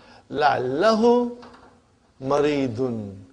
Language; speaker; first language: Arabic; non-native, fluent; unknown